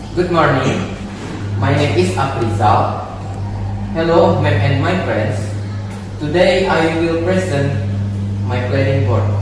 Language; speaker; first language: English; non-native, learner; Indonesian